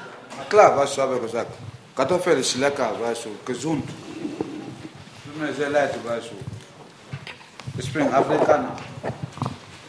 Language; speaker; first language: German; non-native, learner; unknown